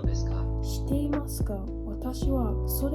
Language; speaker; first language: Japanese; non-native, learner; English